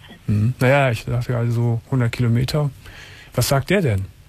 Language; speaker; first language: German; native; German